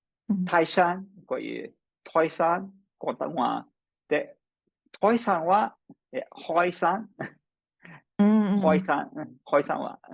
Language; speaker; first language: Chinese; non-native, fluent; English